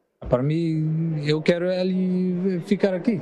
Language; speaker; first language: Portuguese; non-native, learner; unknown